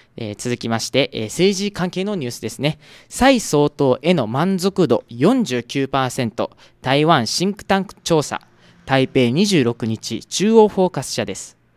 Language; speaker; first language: Japanese; native; Japanese